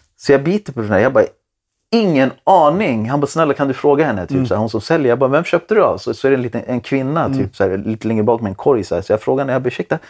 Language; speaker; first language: Swedish; early bilingual, other home language; Spanish